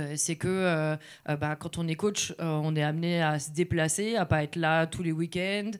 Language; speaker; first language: French; native; French